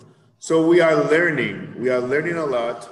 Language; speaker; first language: English; non-native, fluent; Spanish